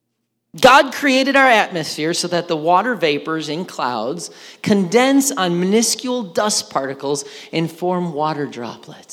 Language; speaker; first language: English; native; English